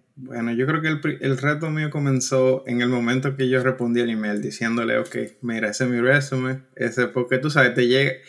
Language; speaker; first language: Spanish; native; Spanish